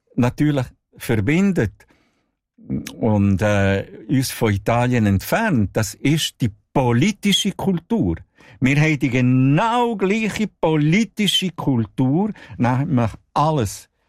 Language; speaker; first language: German; non-native, local second language; Italian